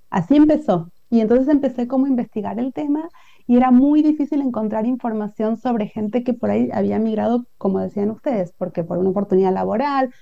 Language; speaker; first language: Spanish; native; Spanish